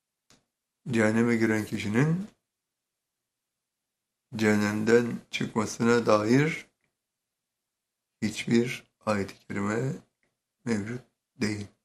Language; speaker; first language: Turkish; native; Turkish